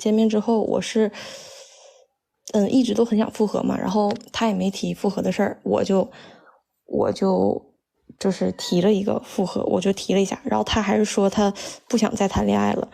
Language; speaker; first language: Chinese; native; Chinese